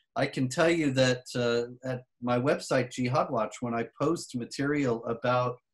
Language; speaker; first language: English; native; English